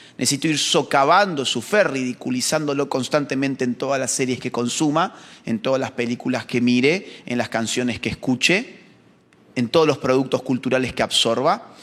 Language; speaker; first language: Spanish; native; Spanish